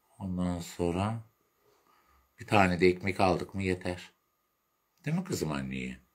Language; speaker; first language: Turkish; non-native, local second language; Arabic